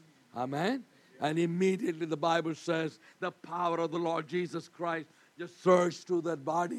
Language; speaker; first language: English; non-native, local second language; Malayalam